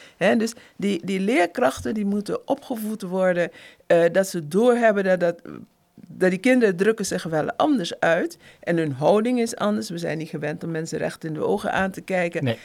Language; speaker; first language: Dutch; native; Dutch